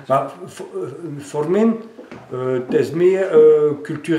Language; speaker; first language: Dutch; non-native, local second language; French